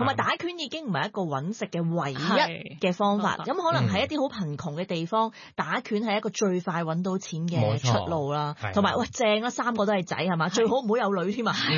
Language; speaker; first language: Cantonese; native; Cantonese